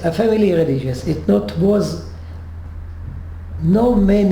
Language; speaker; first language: English; non-native, learner; French